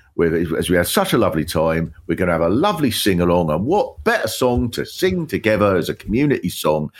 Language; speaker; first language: English; native; English